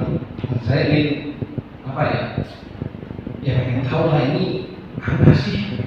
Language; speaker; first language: Indonesian; native; Indonesian